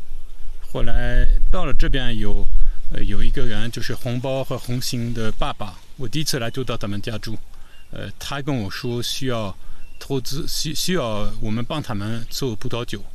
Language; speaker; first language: Chinese; non-native, fluent; French